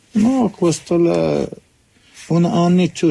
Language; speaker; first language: Italian; non-native, learner; Arabic